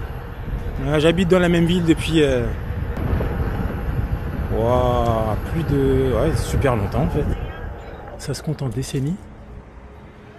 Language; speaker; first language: French; native; French